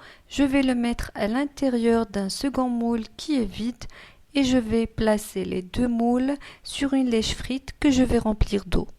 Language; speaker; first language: French; non-native, local second language; Arabic